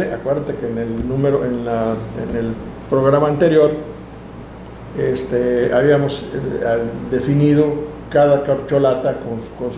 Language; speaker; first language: Spanish; native; Spanish